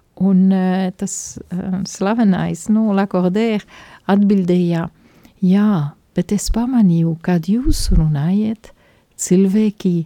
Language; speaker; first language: Latvian; non-native, fluent; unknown